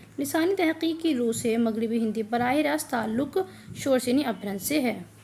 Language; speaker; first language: Urdu; native; Urdu